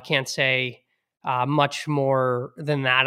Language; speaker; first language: English; native; English